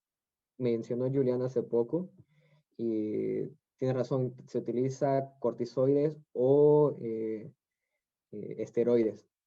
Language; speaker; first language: Spanish; native; Spanish